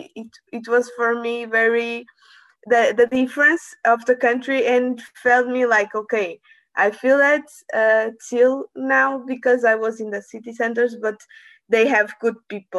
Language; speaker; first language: English; non-native, learner; Portuguese